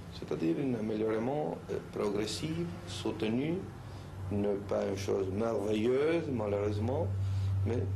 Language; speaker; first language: French; non-native, fluent; Spanish